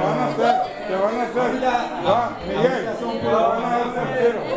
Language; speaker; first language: Spanish; native; Spanish